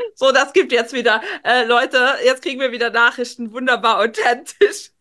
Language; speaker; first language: German; non-native, local second language; Luxembourgish